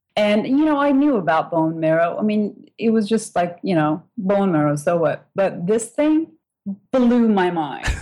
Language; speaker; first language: English; non-native, fluent; Turkish